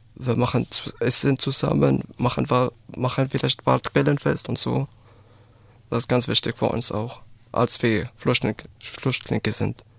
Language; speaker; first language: German; non-native, learner; Arabic